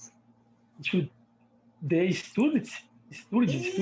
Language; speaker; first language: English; non-native, learner; Portuguese